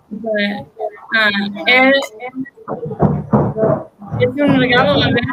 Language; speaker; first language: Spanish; non-native, learner; English